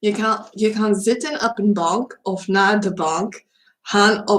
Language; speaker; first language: Dutch; non-native, learner; English